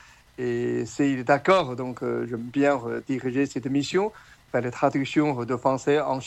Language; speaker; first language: French; non-native, learner; Chinese